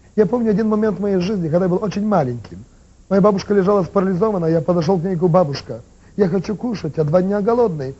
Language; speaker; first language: Russian; non-native, local second language; Ukrainian